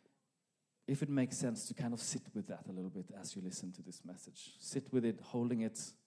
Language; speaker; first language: English; non-native, fluent; Norwegian